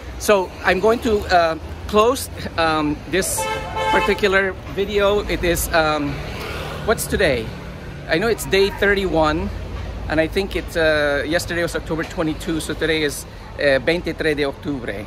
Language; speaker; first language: English; non-native, local second language; Pangasinan